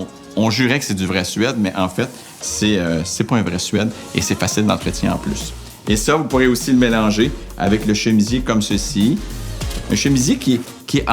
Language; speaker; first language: French; native; French